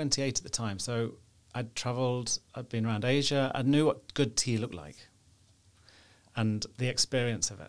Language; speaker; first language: English; native; English